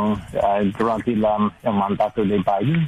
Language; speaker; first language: Spanish; non-native, learner; English